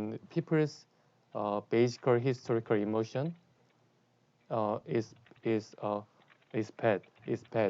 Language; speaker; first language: English; non-native, learner; Korean